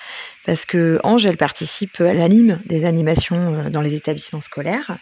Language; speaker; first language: French; native; French